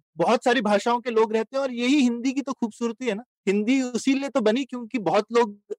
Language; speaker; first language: Hindi; native; Hindi